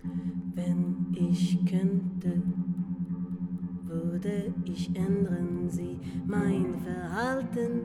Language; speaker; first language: German; non-native, learner; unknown